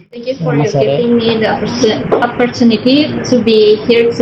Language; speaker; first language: English; non-native, learner; Indonesian